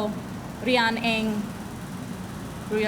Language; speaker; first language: Thai; non-native, learner; English